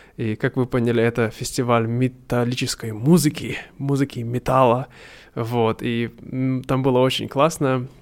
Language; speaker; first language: Russian; native; Russian